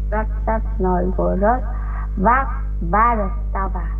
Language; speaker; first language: Russian; non-native, learner; Vietnamese